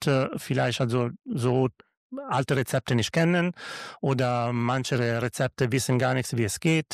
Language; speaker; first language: German; non-native, learner; Italian